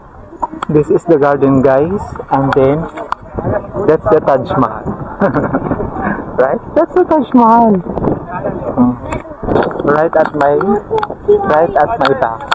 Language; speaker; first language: English; non-native, fluent; Filipino